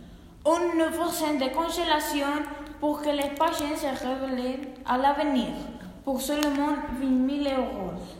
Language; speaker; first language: French; non-native, learner; Spanish